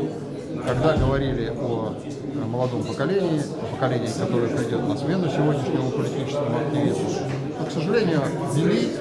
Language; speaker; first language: Russian; native; Russian